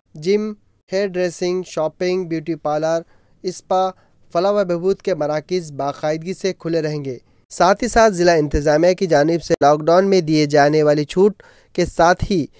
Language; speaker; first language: Urdu; native; Urdu